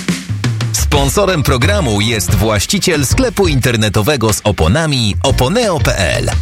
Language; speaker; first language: Polish; native; Polish